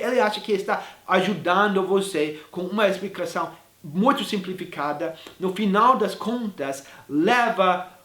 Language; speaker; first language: Portuguese; non-native, fluent; English